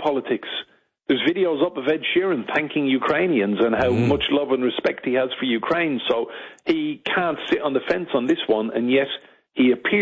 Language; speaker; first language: English; native; English